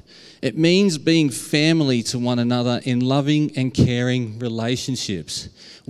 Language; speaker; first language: English; native; English